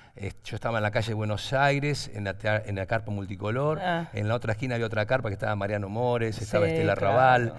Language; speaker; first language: Spanish; native; Spanish